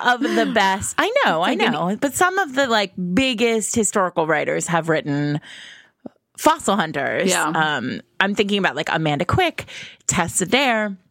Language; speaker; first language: English; native; English